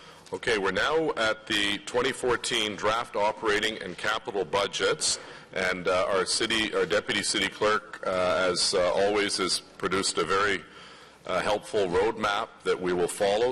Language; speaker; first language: English; native; English